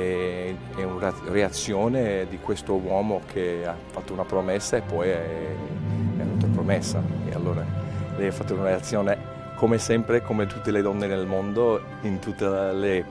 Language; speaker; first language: Italian; non-native, learner; English